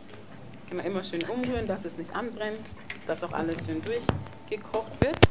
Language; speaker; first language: German; early bilingual, other home language; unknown